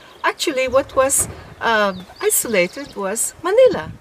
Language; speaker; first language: English; non-native, local second language; Filipino